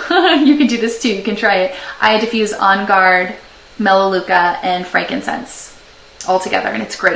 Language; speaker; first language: English; native; English